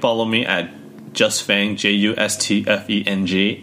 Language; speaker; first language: English; early bilingual, other home language; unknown